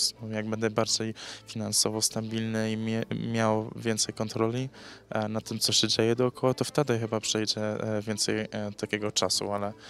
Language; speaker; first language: Polish; early bilingual, heritage; English